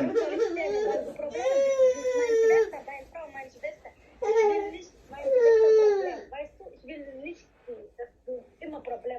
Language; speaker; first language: German; non-native, learner; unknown